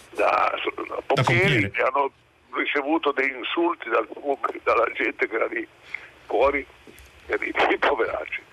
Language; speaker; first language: Italian; native; Italian